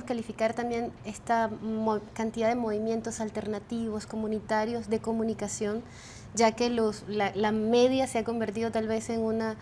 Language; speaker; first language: Spanish; native; Spanish